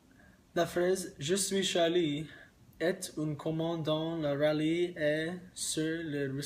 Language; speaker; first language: French; non-native, learner; English